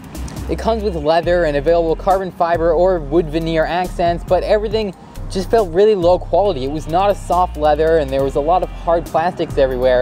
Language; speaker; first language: English; native; English